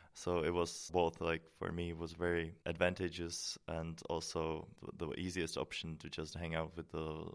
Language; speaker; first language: English; non-native, fluent; Czech